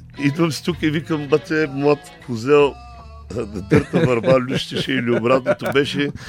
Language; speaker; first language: Bulgarian; native; Bulgarian